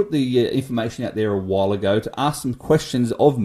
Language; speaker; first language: English; native; English